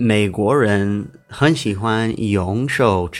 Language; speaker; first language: Chinese; non-native, learner; English